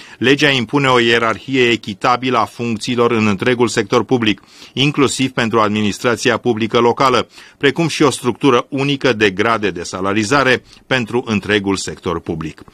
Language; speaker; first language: Romanian; native; Romanian